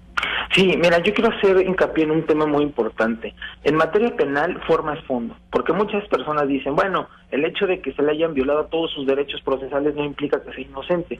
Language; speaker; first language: Spanish; native; Spanish